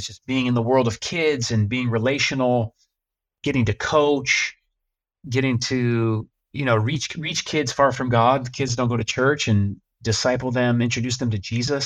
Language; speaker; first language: English; native; English